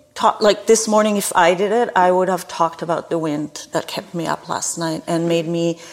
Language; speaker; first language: English; non-native, fluent; Hebrew